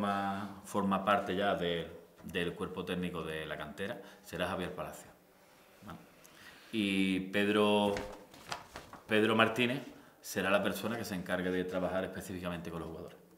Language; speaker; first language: Spanish; native; Spanish